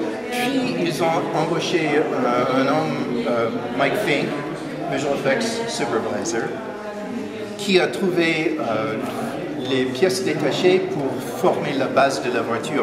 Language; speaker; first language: French; non-native, fluent; English